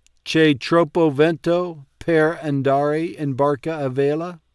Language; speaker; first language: Italian; non-native, learner; English